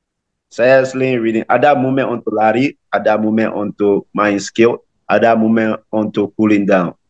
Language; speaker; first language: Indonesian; non-native, learner; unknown